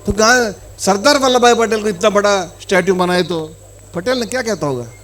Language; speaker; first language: Hindi; non-native, local second language; Telugu